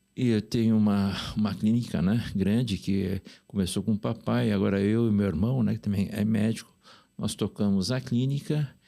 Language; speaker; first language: Portuguese; early bilingual, other home language; Korean